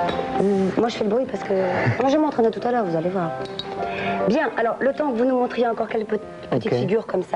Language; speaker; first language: French; native; French